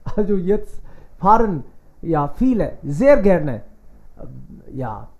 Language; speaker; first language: German; non-native, fluent; Hindi